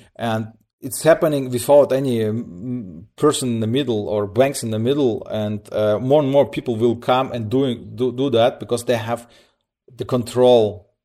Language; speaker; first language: English; early bilingual, other home language; Russian